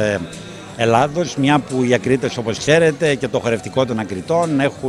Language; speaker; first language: Greek; native; Greek